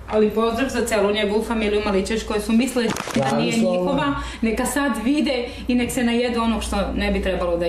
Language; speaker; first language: Serbian; native; Serbian